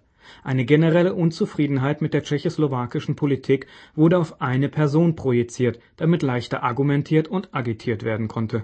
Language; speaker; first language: German; native; German